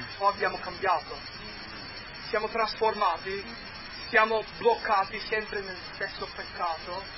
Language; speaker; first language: Italian; non-native, fluent; English